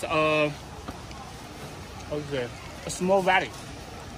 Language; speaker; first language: English; non-native, learner; Chinese